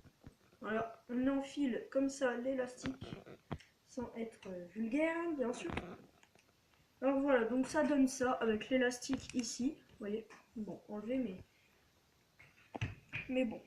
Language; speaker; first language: French; native; French